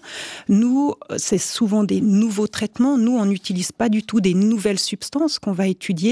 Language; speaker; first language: French; native; French